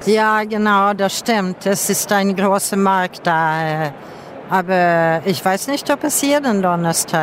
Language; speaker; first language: German; non-native, fluent; Swedish